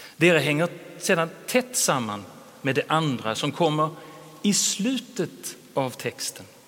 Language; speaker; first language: Swedish; native; Swedish